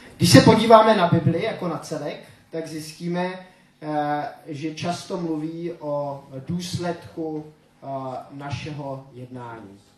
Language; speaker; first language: Czech; native; Czech